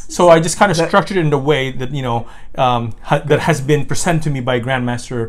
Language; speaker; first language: English; non-native, local second language; Filipino